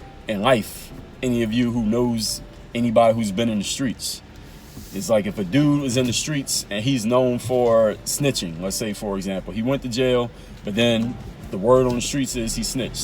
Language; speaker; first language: English; native; English